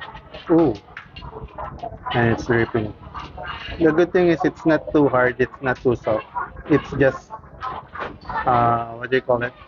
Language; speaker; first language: English; non-native, fluent; Thai